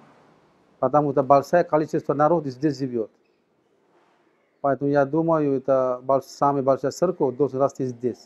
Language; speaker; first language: Russian; non-native, learner; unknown